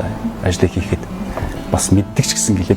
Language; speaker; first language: Mongolian; native; Mongolian